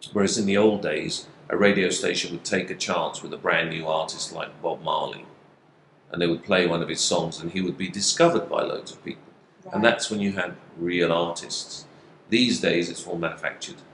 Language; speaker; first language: English; native; English